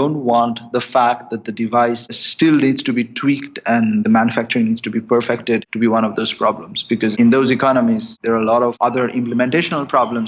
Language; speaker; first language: English; non-native, local second language; Bangla